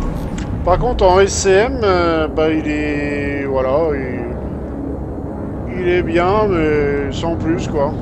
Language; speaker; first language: French; native; French